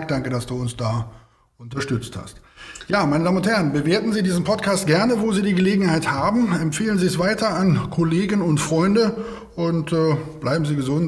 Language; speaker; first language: German; native; German